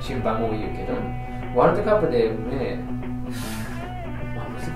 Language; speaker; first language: Japanese; non-native, fluent; English